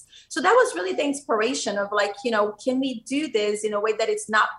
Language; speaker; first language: English; non-native, fluent; Portuguese